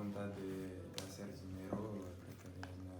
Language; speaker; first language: Spanish; non-native, learner; French